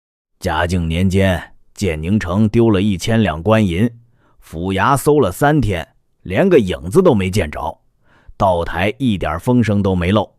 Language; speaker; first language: Chinese; native; Chinese